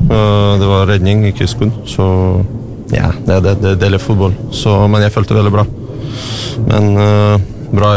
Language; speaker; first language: Norwegian; non-native, learner; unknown